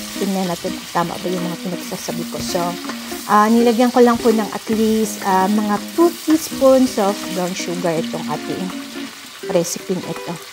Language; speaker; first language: Filipino; non-native, local second language; Cebuano